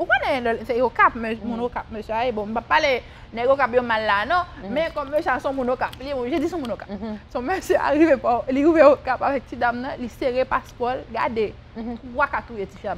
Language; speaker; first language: French; non-native, local second language; Haitian Creole